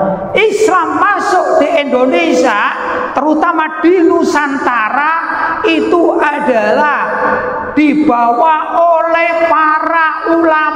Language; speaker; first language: Indonesian; native; Indonesian